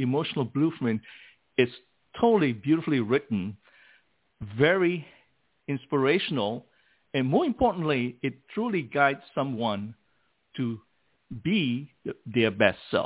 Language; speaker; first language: English; non-native, local second language; Min Nan Chinese